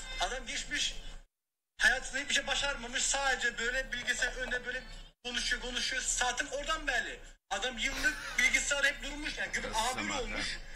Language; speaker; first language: Turkish; early bilingual, heritage; Turkish